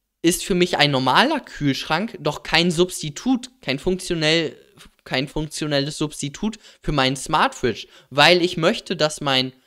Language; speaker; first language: German; native; German